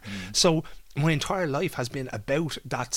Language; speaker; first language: English; native; English